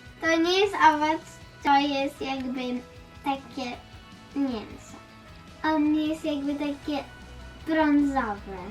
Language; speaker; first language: Polish; early bilingual, heritage; Polish